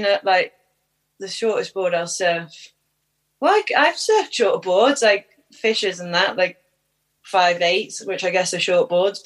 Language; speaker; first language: English; native; English